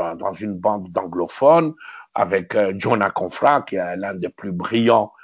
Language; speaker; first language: French; non-native, local second language; Luba-Lulua